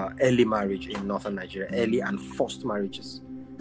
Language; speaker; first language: English; non-native, local second language; Arabic